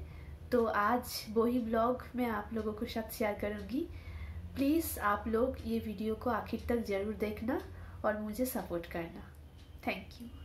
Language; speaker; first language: Hindi; non-native, local second language; Bangla